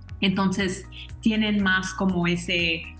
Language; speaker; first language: Spanish; early bilingual, heritage; Spanish